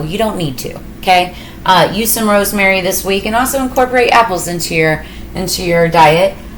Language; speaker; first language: English; native; English